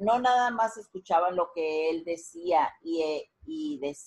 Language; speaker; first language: Spanish; native; Spanish